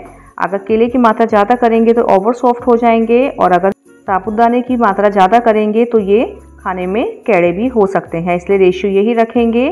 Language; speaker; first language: Hindi; native; Hindi